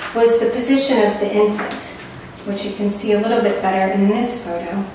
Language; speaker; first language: English; native; English